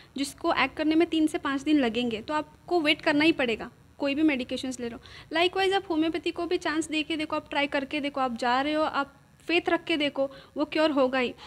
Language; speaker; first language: Hindi; non-native, local second language; Urdu